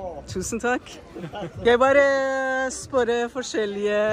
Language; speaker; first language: Norwegian; non-native, learner; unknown